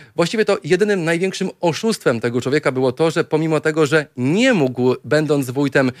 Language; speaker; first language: Polish; native; Polish